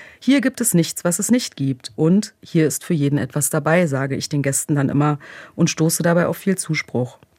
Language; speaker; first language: German; early bilingual, other home language; Croatian